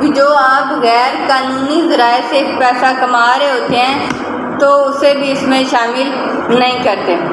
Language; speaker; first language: Urdu; non-native, local second language; Punjabi